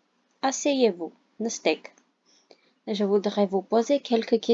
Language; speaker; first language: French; non-native, fluent; Armenian